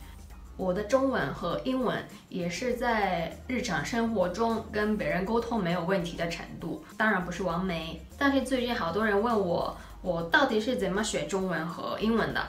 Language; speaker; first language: Chinese; non-native, fluent; Japanese